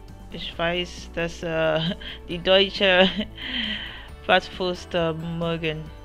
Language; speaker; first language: German; non-native, learner; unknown